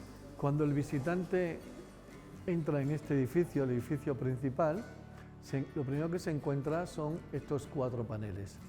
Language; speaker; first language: Spanish; native; Spanish